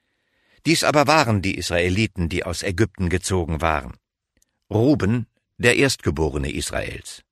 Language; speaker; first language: German; native; German